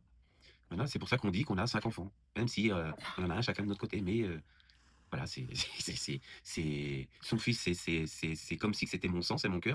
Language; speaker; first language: French; native; French